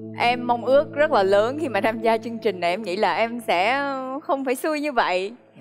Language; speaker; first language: Vietnamese; non-native, local second language; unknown